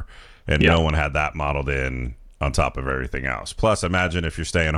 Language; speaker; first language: English; native; English